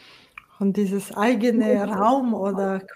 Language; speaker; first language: German; non-native, fluent; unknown